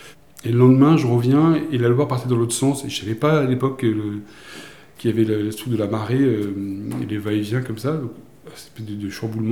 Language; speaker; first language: French; native; French